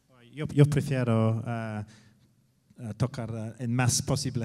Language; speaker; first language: Spanish; non-native, learner; English